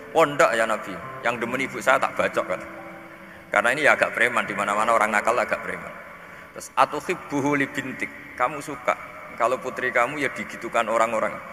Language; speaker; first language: Indonesian; non-native, local second language; Javanese